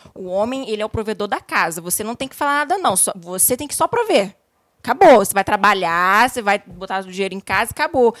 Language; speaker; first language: Portuguese; native; Portuguese